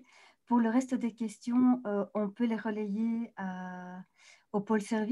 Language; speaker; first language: French; native; French